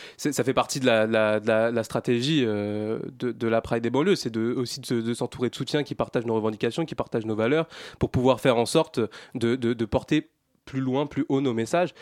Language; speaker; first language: French; native; French